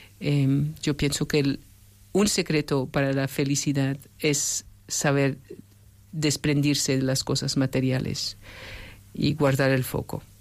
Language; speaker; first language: Spanish; non-native, fluent; French